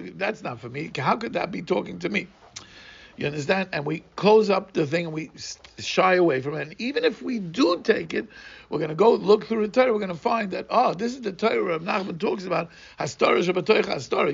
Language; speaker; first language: English; non-native, fluent; Portuguese